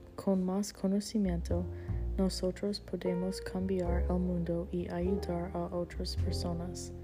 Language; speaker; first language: Spanish; non-native, learner; English